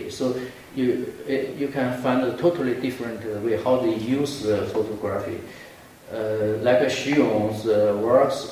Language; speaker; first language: English; non-native, fluent; Chinese